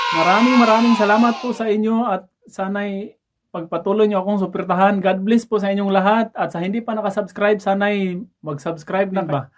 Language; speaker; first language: Filipino; non-native, local second language; Cebuano